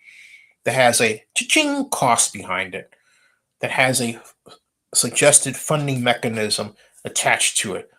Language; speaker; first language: English; native; English